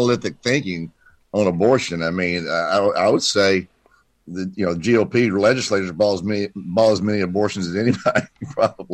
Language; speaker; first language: English; native; English